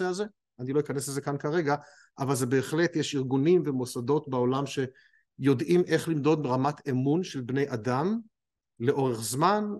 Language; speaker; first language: Hebrew; native; Hebrew